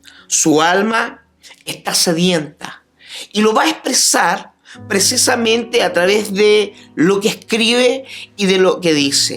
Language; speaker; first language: Spanish; native; Spanish